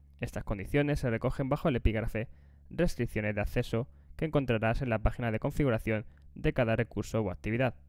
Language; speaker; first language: Spanish; native; Spanish